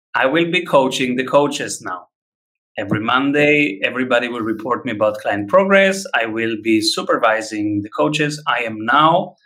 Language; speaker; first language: English; non-native, fluent; Italian